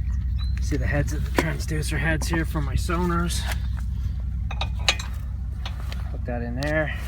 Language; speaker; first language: English; native; English